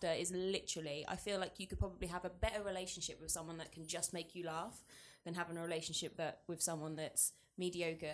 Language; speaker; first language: English; native; English